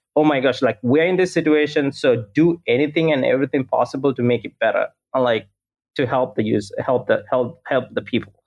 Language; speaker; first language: English; non-native, local second language; Sinhala